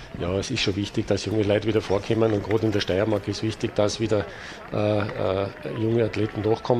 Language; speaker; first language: German; native; German